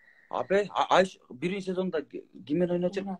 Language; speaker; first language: Turkish; non-native, learner; Kyrgyz